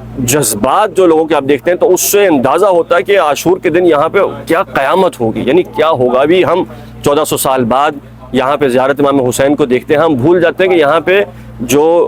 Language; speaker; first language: Urdu; native; Urdu